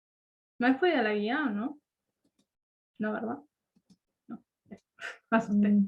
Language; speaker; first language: Spanish; native; Spanish